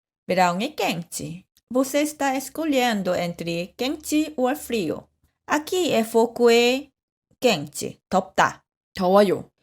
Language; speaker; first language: Portuguese; non-native, fluent; Korean